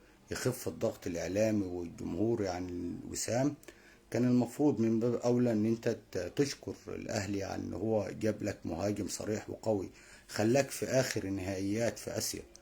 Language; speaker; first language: Arabic; native; Arabic